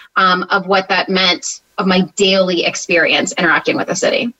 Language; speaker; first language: English; native; English